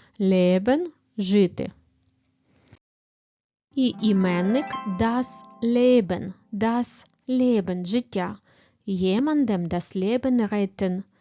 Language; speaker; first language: German; non-native, fluent; Ukrainian